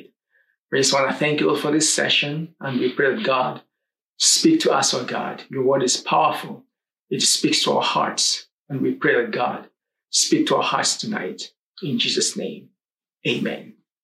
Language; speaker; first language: English; non-native, local second language; Swahili